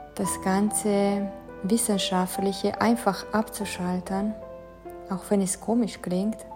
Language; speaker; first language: German; non-native, fluent; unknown